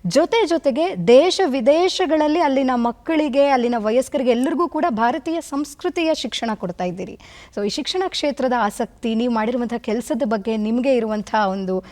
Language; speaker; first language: Kannada; native; Kannada